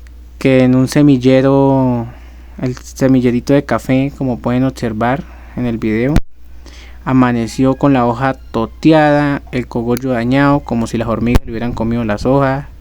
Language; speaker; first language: Spanish; native; Spanish